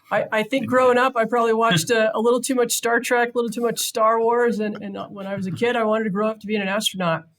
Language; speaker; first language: English; native; English